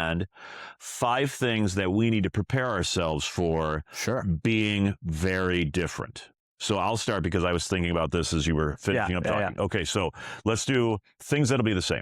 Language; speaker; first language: English; native; English